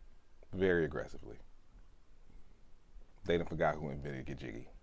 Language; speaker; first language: English; native; English